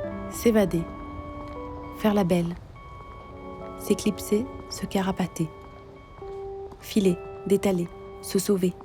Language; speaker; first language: French; native; French